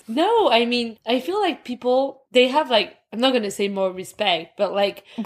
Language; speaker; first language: English; non-native, fluent; French